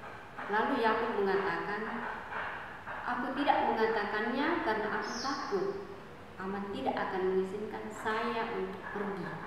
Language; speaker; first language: Indonesian; native; Indonesian